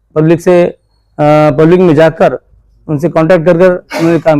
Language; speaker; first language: Hindi; non-native, local second language; Marathi